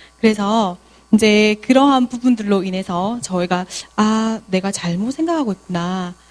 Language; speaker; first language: Korean; native; Korean